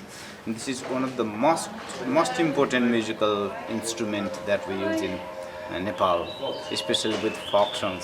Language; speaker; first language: English; non-native, local second language; Nepali